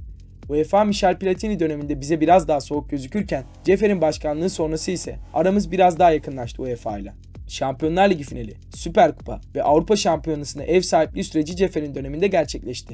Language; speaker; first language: Turkish; native; Turkish